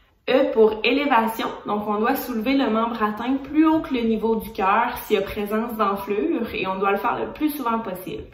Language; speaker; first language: French; native; French